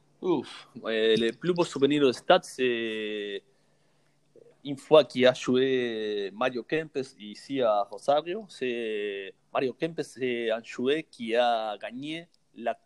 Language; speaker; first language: French; non-native, learner; Spanish